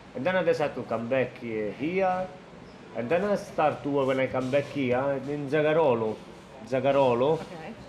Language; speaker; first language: English; non-native, learner; Italian